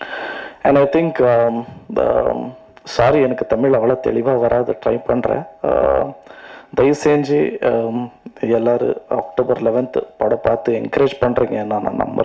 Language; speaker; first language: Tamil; non-native, learner; Kannada